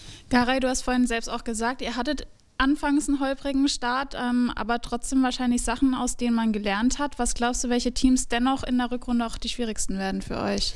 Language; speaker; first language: German; native; German